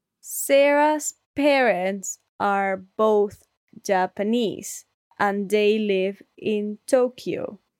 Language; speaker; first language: English; non-native, fluent; Spanish